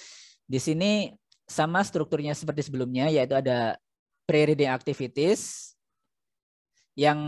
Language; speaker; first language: Indonesian; native; Indonesian